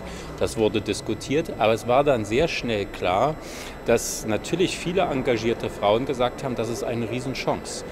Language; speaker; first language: German; native; German